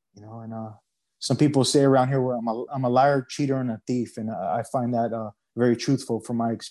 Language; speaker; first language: English; native; English